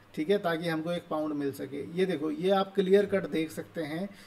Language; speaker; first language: Hindi; native; Hindi